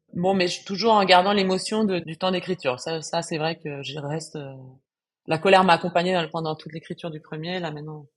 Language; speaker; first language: French; non-native, fluent; Spanish